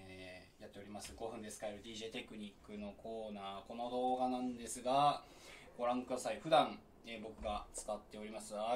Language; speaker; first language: Japanese; native; Japanese